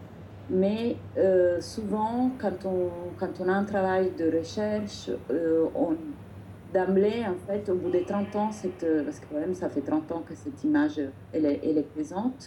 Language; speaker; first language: French; non-native, fluent; Italian